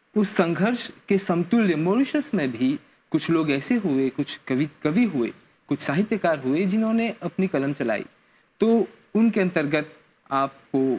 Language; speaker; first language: Hindi; non-native, local second language; Morisyen